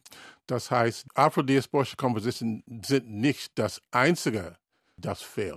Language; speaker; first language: German; non-native, learner; English